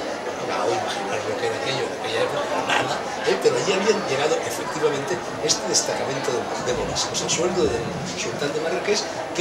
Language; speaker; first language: Spanish; native; Spanish